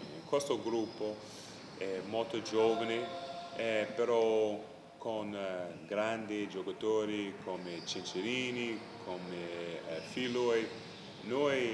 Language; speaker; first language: Italian; non-native, learner; English